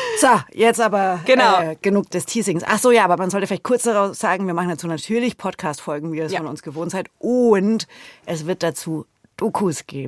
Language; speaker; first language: German; native; German